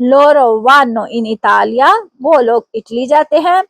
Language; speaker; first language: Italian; non-native, fluent; Urdu